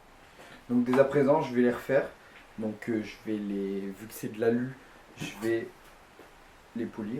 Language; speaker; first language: French; native; French